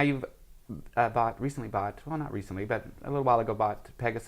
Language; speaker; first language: English; native; English